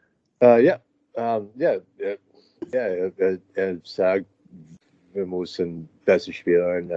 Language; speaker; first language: German; non-native, learner; English